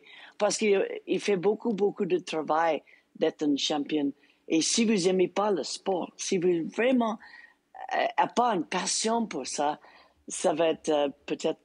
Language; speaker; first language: French; non-native, local second language; English